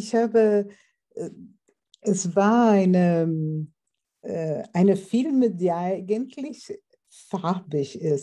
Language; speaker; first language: German; non-native, fluent; Portuguese